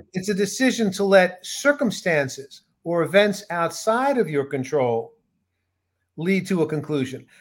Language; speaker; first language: English; native; English